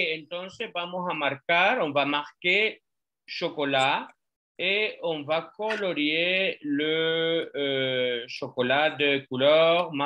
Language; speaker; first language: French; non-native, fluent; Spanish